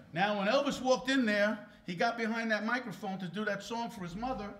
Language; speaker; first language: English; native; English